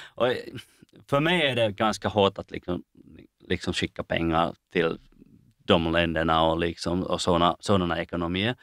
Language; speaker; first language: Swedish; non-native, local second language; Finnish